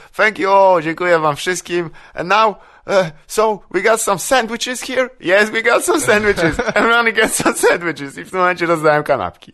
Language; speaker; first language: Polish; native; Polish